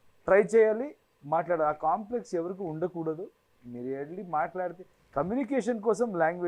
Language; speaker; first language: Telugu; non-native, fluent; Kannada